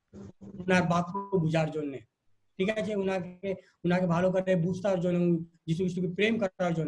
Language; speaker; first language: Bangla; non-native, local second language; Hindi